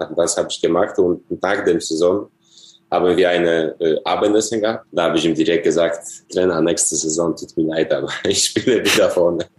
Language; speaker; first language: German; non-native, fluent; Polish